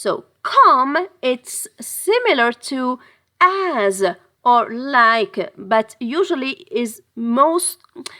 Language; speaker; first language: English; non-native, fluent; French